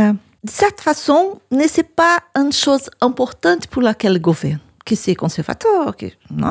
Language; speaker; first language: French; non-native, learner; Portuguese